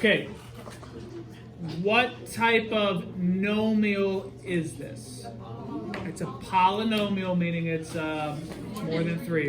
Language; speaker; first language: English; native; English